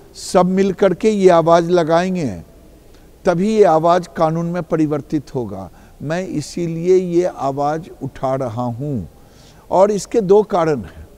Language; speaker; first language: Hindi; native; Hindi